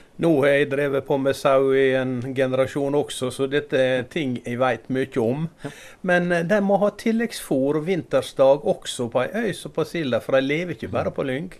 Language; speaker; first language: Norwegian; native; Norwegian